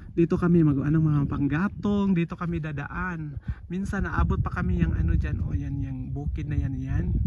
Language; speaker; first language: Filipino; non-native, local second language; Cebuano